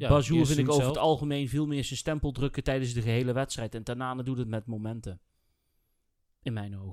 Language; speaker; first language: Dutch; native; Dutch